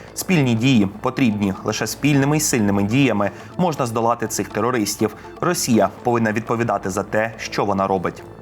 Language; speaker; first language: Ukrainian; native; Ukrainian